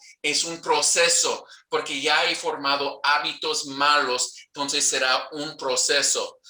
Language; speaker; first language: Spanish; non-native, fluent; English